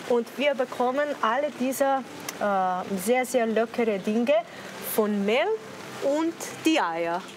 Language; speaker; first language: German; non-native, learner; Slovenian